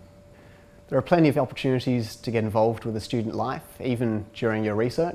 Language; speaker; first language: English; native; English